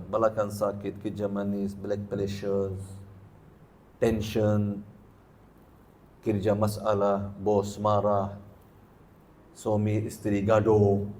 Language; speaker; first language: Malay; non-native, learner; Arabic